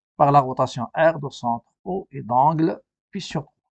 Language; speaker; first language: French; non-native, local second language; Arabic